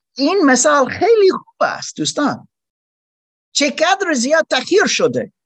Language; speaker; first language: Persian; non-native, learner; German